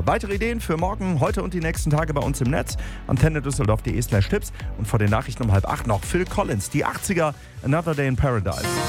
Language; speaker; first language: German; native; German